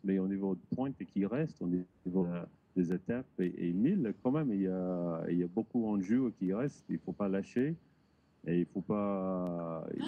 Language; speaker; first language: French; non-native, learner; English